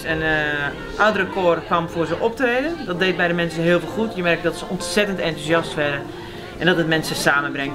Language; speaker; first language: Dutch; native; Dutch